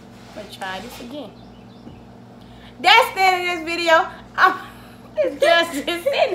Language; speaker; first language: English; native; English